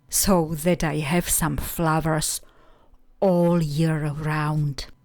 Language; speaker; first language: English; non-native, fluent; Czech